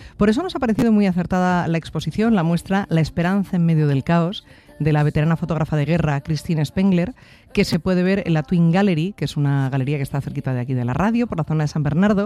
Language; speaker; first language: Spanish; native; Spanish